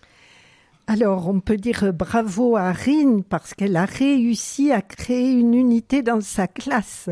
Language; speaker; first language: French; native; French